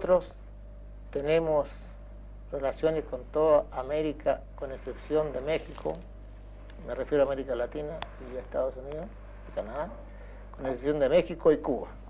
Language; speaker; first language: Spanish; native; Spanish